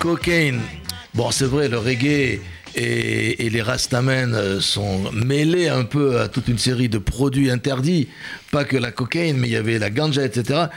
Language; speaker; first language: French; native; French